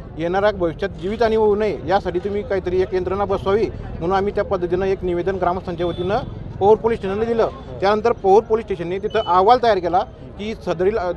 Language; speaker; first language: Marathi; native; Marathi